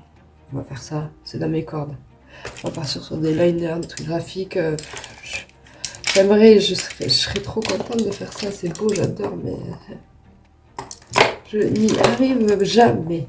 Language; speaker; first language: French; native; French